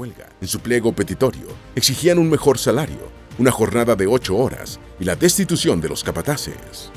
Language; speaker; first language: Spanish; native; Spanish